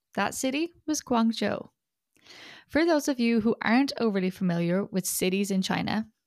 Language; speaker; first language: English; native; English